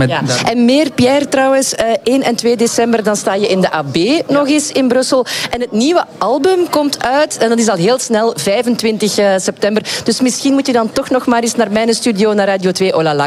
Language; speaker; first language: Dutch; native; Dutch